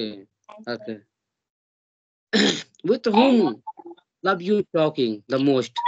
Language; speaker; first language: English; non-native, learner; Hindi